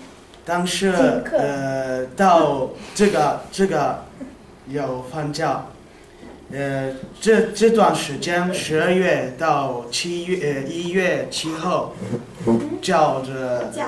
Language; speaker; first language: Chinese; non-native, learner; Italian